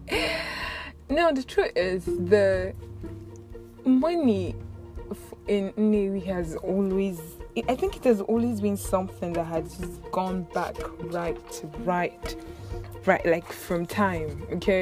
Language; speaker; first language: English; non-native, local second language; Igbo